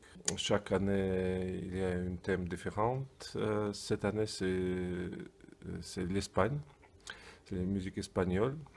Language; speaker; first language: French; non-native, fluent; Russian